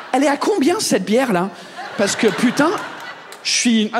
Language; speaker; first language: French; non-native, fluent; English